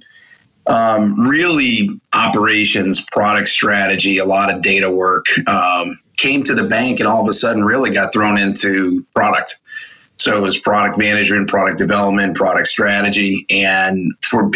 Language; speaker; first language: English; native; English